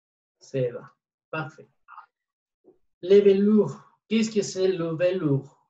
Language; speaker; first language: French; non-native, learner; Spanish